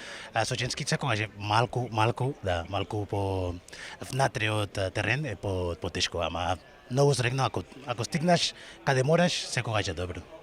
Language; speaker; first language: Macedonian; non-native, learner; Spanish